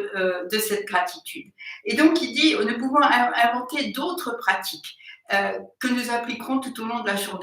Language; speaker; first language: French; native; French